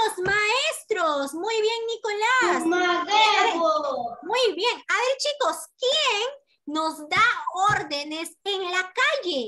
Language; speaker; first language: Spanish; native; Spanish